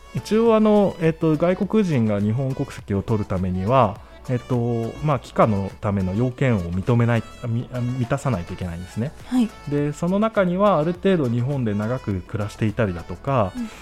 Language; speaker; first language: Japanese; native; Japanese